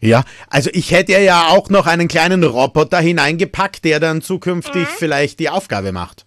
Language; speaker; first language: German; native; German